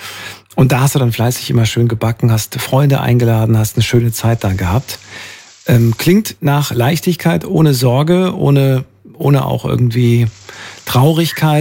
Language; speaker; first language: German; native; German